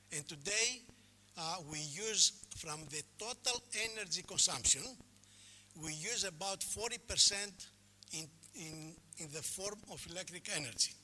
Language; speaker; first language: English; non-native, fluent; Greek